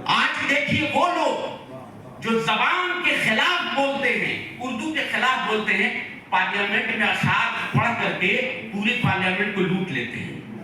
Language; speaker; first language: Urdu; native; Urdu